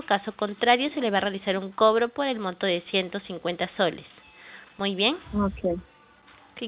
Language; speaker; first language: Spanish; native; Spanish